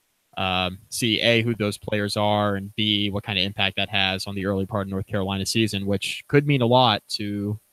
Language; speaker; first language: English; native; English